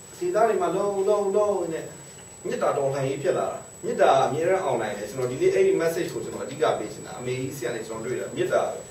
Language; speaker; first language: Burmese; non-native, local second language; Hakha Chin